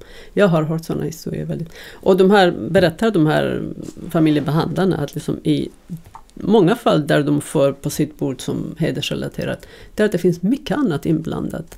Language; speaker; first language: Swedish; non-native, fluent; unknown